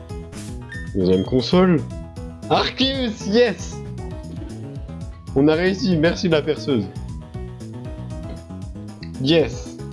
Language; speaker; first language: French; native; French